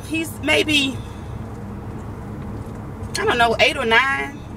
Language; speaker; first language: English; native; English